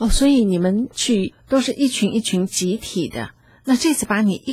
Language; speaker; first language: Chinese; native; Chinese